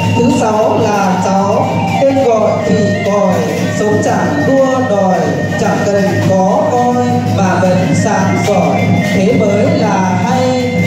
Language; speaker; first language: Vietnamese; non-native, local second language; Iu Mien